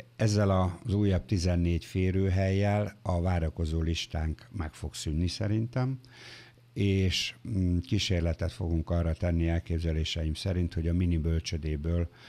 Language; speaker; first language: Hungarian; native; Hungarian